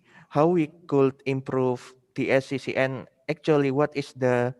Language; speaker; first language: English; non-native, fluent; Indonesian